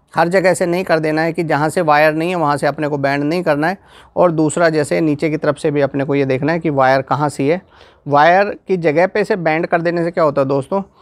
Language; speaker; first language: Hindi; non-native, local second language; Gujarati